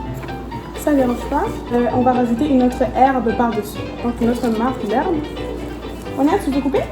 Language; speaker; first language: French; native; French